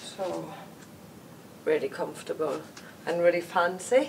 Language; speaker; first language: English; non-native, fluent; German